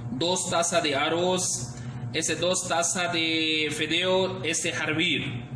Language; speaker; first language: Spanish; non-native, learner; Urdu